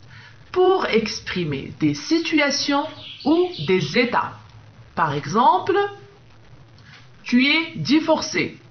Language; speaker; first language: French; non-native, local second language; Arabic